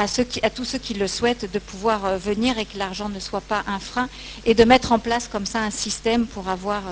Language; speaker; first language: French; native; French